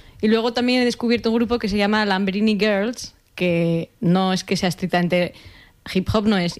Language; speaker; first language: Spanish; native; Spanish